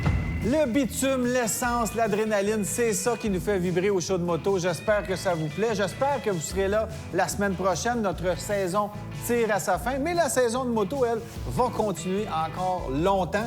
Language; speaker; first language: French; native; French